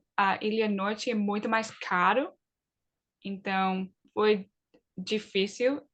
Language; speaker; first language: Portuguese; early bilingual, other home language; English